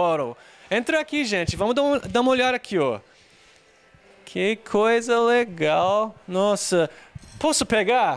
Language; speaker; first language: Portuguese; non-native, fluent; English